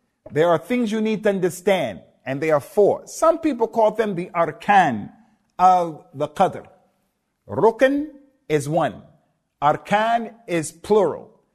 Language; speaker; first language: English; native; English